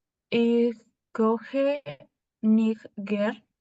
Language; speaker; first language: German; non-native, learner; Spanish